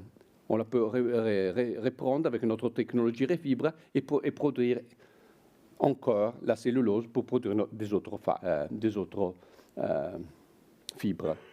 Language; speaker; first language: French; non-native, fluent; Italian